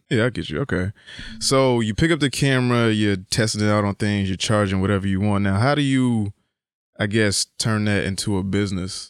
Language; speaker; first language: English; native; English